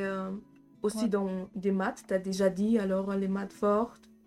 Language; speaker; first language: French; non-native, fluent; German